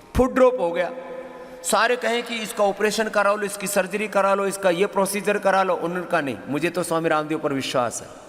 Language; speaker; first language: Hindi; native; Hindi